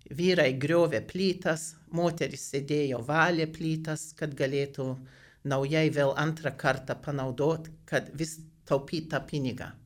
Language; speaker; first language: Lithuanian; early bilingual, heritage; Lithuanian